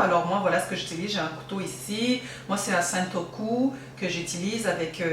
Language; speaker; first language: French; native; French